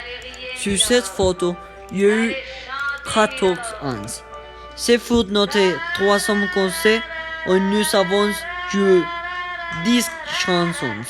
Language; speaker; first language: French; non-native, learner; Spanish